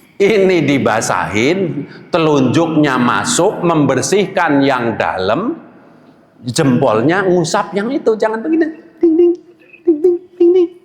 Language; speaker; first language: Indonesian; non-native, local second language; Javanese